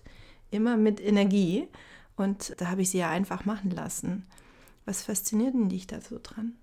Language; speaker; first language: German; native; German